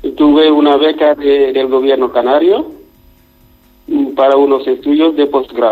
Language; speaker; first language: Spanish; non-native, fluent; Wolof